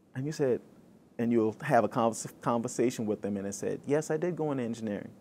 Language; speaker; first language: English; native; English